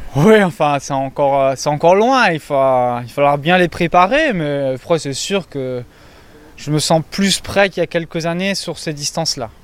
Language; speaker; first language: French; native; French